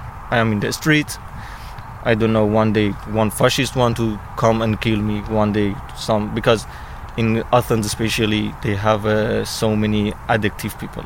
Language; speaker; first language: English; non-native, learner; Persian